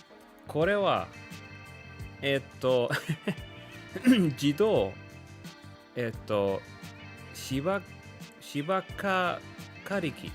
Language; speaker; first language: Japanese; non-native, learner; English